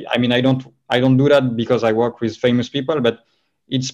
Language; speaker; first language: English; non-native, fluent; French